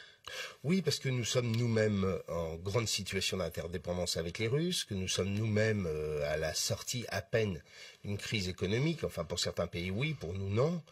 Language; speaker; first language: French; native; French